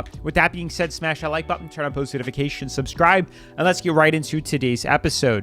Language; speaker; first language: English; native; English